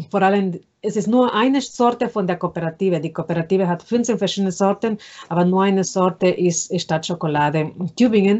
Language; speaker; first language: German; non-native, fluent; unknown